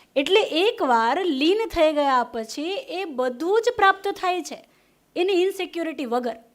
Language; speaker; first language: Gujarati; non-native, local second language; Hindi